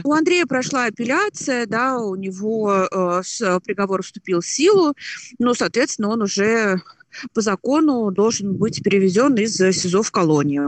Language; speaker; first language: Russian; native; Russian